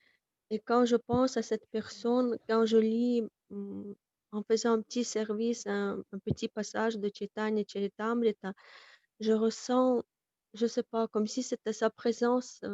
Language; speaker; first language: French; non-native, fluent; Russian